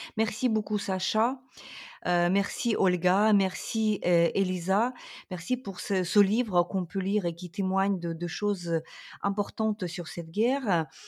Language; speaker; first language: French; non-native, fluent; Ukrainian